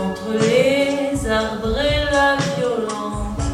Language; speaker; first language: French; native; French